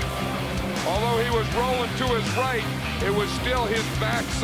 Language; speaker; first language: English; native; English